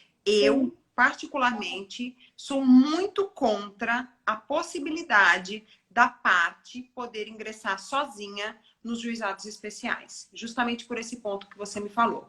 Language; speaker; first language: Portuguese; native; Portuguese